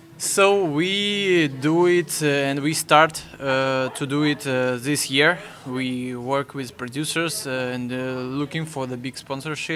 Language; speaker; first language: English; non-native, fluent; Russian